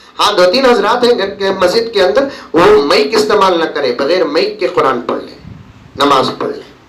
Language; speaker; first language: Urdu; native; Urdu